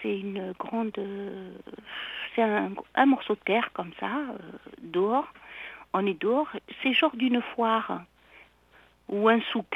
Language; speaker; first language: French; non-native, local second language; Arabic